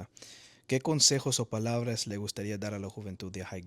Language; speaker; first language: Spanish; early bilingual, heritage; Spanish